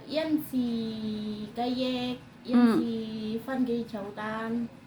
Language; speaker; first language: Cantonese; non-native, learner; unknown